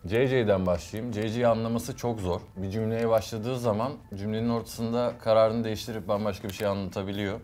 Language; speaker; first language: Turkish; early bilingual, heritage; English